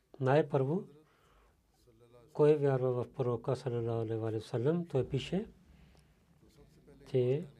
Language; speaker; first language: Bulgarian; non-native, learner; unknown